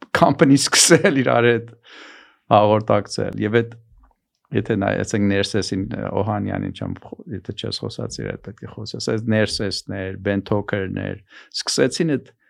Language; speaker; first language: Armenian; early bilingual, heritage; Armenian